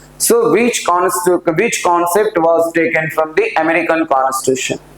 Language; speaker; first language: English; non-native, local second language; Telugu